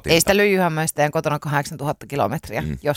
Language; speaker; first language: Finnish; native; Finnish